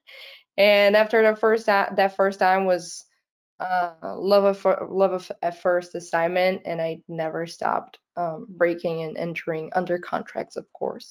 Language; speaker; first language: English; non-native, fluent; Portuguese